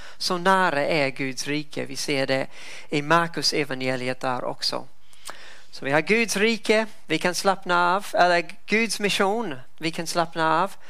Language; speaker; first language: Swedish; non-native, fluent; English